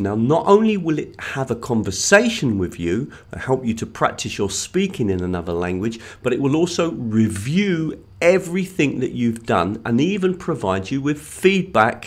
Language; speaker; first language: English; native; English